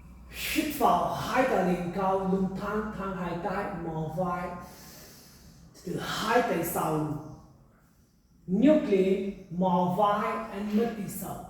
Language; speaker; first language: Vietnamese; non-native, learner; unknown